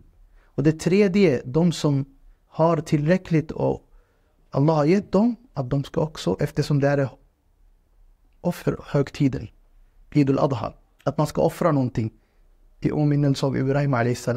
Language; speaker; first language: Swedish; non-native, fluent; Urdu